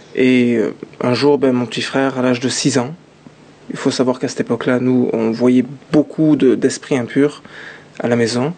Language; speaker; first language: French; early bilingual, other home language; Arabic